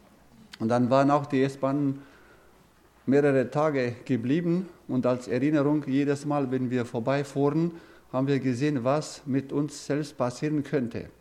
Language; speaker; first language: German; non-native, fluent; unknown